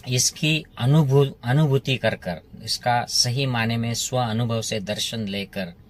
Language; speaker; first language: Hindi; non-native, local second language; Marathi